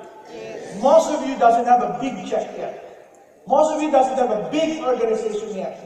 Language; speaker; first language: English; non-native, local second language; Filipino